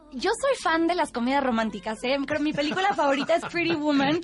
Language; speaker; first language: Spanish; native; Spanish